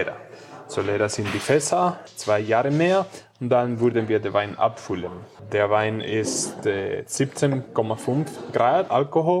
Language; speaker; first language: German; non-native, learner; Spanish